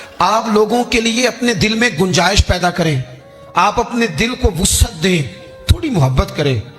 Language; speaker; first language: Urdu; non-native, local second language; Punjabi